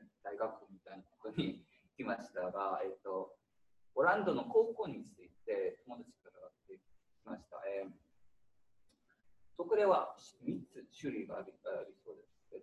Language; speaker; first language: Japanese; non-native, learner; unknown